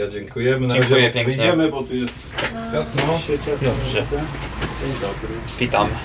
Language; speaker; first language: Polish; native; Polish